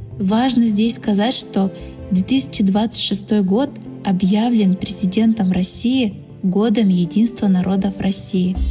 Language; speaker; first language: Russian; non-native, local second language; Udmurt